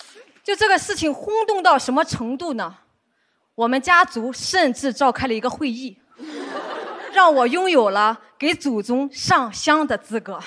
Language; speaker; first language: Chinese; native; Chinese